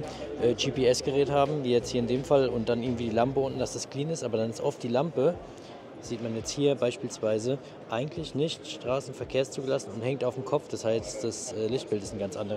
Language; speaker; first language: German; native; German